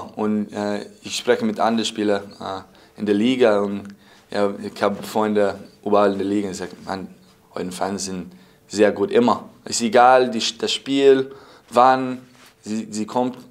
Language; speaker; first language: German; non-native, fluent; English